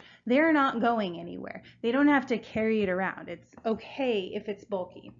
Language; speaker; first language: English; native; English